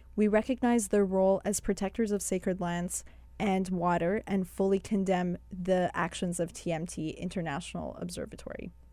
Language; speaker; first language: English; early bilingual, other home language; Persian